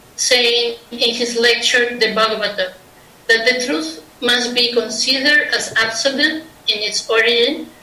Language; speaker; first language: English; non-native, fluent; Spanish